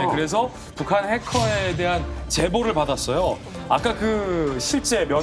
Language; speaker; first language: Korean; native; Korean